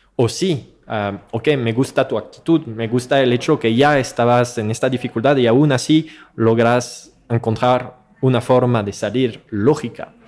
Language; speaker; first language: Spanish; non-native, fluent; French